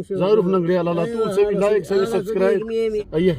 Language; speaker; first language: Arabic; non-native, learner; Urdu